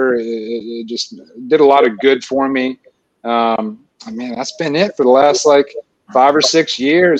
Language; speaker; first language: English; native; English